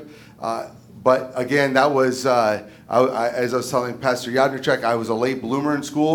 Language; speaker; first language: English; native; English